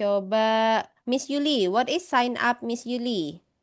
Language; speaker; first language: English; non-native, fluent; Indonesian